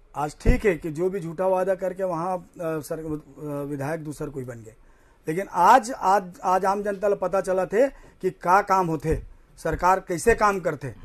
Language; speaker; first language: Hindi; native; Hindi